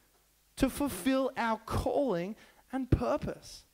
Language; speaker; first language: English; native; English